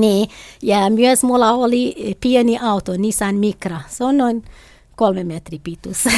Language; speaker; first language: Finnish; non-native, learner; Kurdish